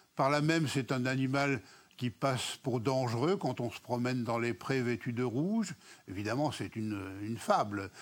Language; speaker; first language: French; native; French